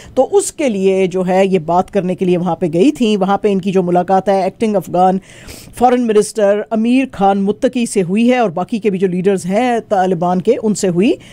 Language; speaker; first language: Urdu; native; Urdu